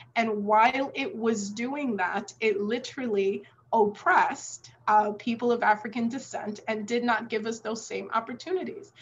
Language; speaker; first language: English; native; English